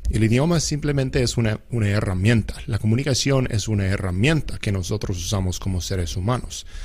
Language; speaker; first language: Spanish; non-native, fluent; English